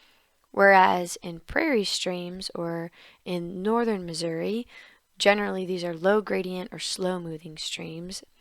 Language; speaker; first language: English; native; English